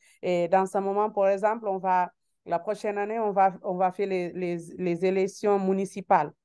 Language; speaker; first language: French; non-native, learner; Portuguese